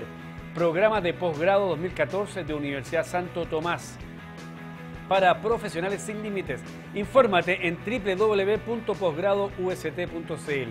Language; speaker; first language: Spanish; native; Spanish